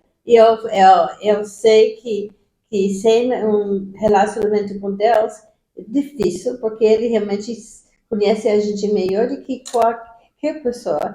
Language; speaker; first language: Portuguese; non-native, fluent; English